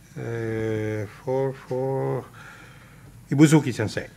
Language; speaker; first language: English; non-native, fluent; Italian